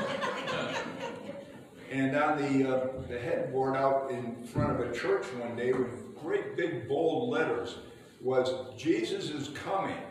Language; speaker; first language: English; native; English